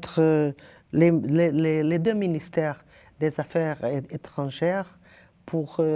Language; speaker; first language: French; non-native, learner; Portuguese